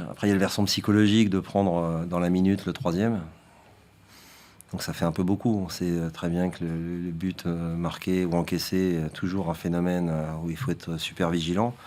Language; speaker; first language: French; native; French